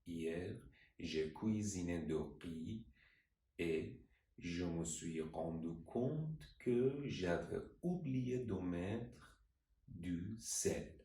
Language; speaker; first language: French; non-native, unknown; Persian